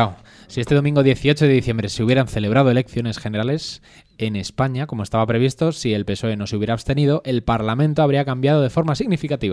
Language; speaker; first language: Spanish; native; Spanish